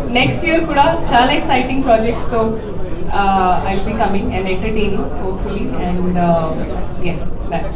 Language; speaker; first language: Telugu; non-native, learner; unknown